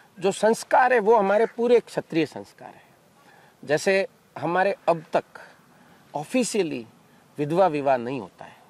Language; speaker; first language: Hindi; native; Hindi